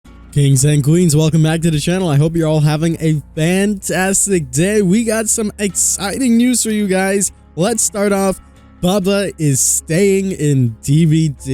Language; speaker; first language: English; native; English